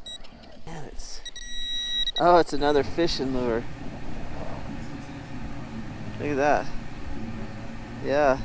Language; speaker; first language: English; native; English